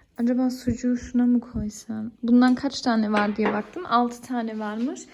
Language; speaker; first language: Turkish; early bilingual, heritage; Turkish